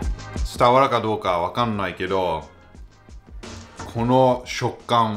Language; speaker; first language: Japanese; non-native, fluent; English